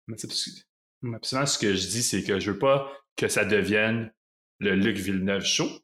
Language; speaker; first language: French; native; French